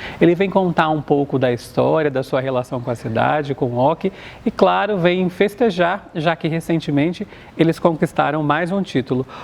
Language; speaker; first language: Portuguese; native; Portuguese